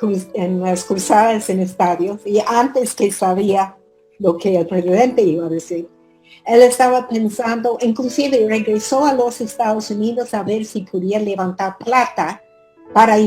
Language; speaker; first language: Spanish; non-native, fluent; English